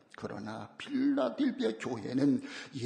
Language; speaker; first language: Korean; native; Korean